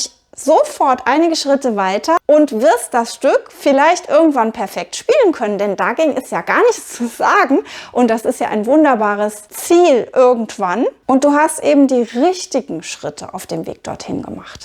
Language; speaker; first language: German; native; German